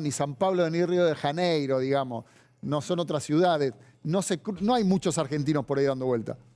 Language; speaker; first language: Spanish; native; Spanish